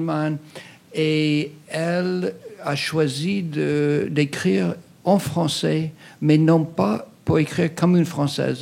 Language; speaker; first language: French; non-native, fluent; English